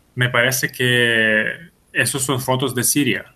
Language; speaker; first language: Spanish; non-native, fluent; Ukrainian